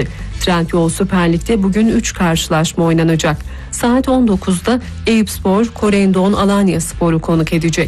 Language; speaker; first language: Turkish; native; Turkish